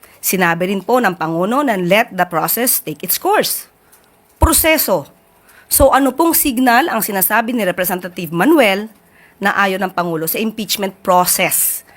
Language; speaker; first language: Filipino; native; Filipino